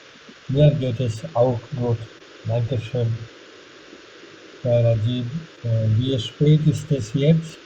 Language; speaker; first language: German; non-native, fluent; Bangla